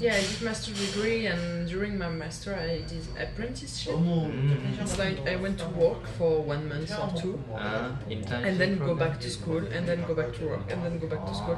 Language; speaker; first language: English; non-native, fluent; French